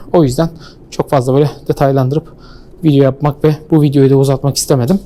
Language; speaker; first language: Turkish; native; Turkish